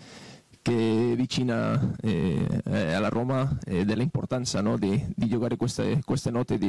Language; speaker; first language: Italian; non-native, fluent; Spanish